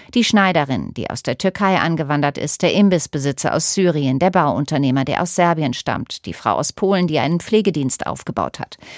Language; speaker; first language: German; native; German